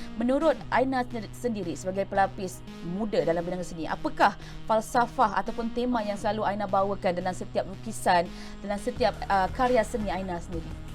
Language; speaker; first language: Malay; native; Malay